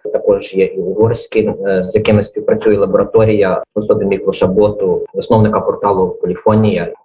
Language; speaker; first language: Ukrainian; native; Ukrainian